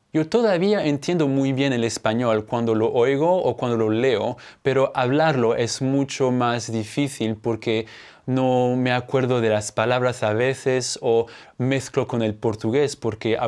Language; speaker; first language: Spanish; non-native, fluent; French